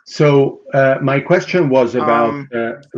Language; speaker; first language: English; non-native, fluent; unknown